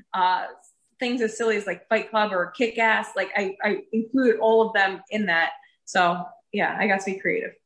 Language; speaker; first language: English; native; English